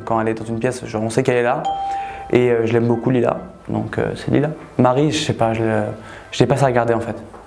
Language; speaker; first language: French; native; French